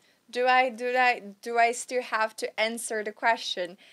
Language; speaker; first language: English; non-native, fluent; Portuguese